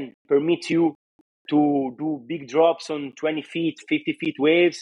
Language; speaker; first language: English; non-native, fluent; Italian